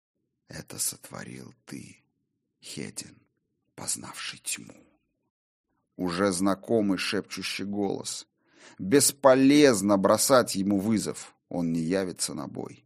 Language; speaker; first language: Russian; native; Russian